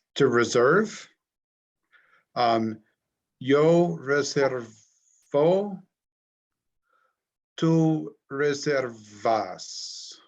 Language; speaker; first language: Spanish; non-native, learner; English